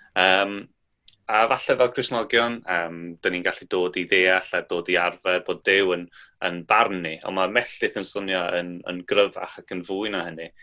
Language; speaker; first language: Welsh; native; Welsh